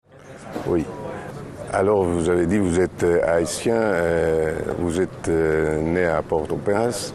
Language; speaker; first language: French; non-native, fluent; Greek